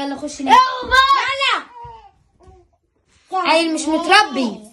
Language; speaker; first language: Arabic; native; Arabic